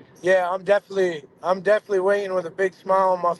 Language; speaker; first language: English; native; English